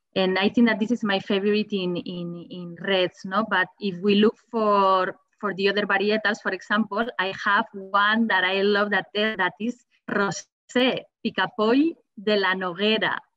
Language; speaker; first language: English; non-native, fluent; Spanish